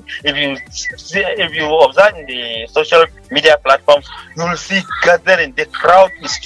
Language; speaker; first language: English; non-native, local second language; Hausa